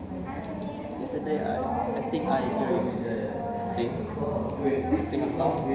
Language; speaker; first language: English; non-native, learner; Indonesian